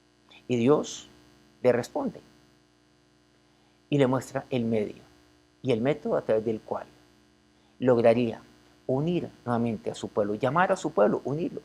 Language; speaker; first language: Spanish; native; Spanish